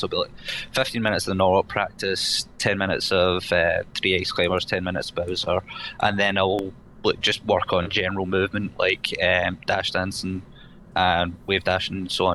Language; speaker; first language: English; native; English